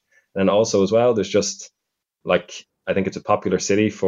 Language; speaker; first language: English; native; English